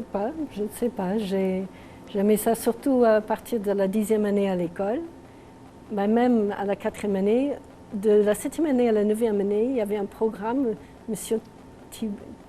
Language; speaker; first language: French; non-native, local second language; English